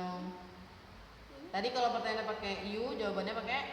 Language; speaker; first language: Indonesian; native; Indonesian